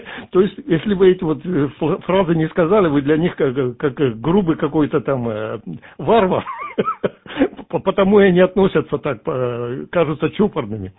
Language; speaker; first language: Russian; native; Russian